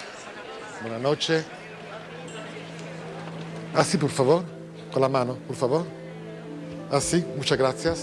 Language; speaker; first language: Spanish; non-native, learner; Italian